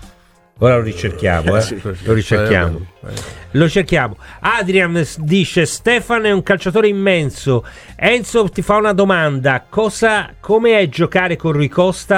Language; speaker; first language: Italian; native; Italian